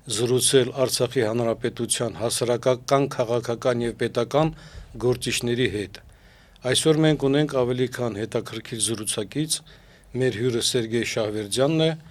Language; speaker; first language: Armenian; native; Armenian